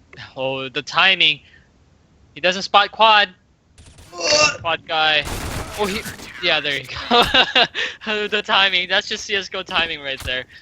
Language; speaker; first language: English; native; English